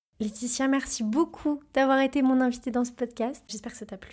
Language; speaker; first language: French; native; French